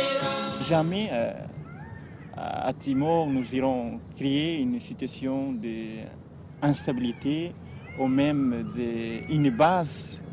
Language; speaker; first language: French; non-native, fluent; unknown